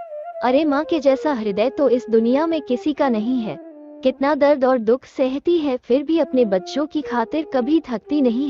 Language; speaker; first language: Hindi; native; Hindi